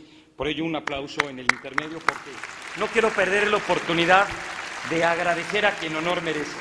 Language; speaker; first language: Spanish; native; Spanish